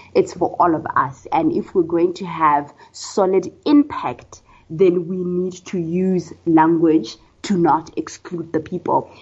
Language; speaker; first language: English; non-native, local second language; Tswana